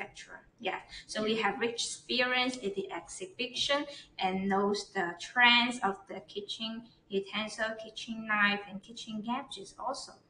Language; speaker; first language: English; non-native, learner; Chinese